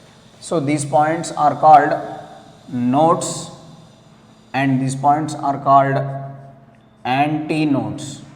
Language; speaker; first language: English; non-native, local second language; Telugu